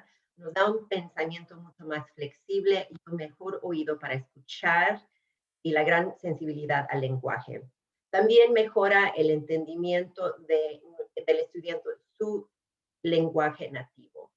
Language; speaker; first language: Spanish; early bilingual, other home language; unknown